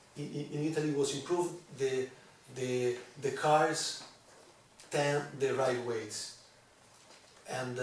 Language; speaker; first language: English; non-native, learner; Italian